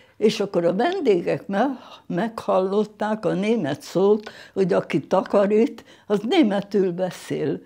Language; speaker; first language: Hungarian; non-native, local second language; German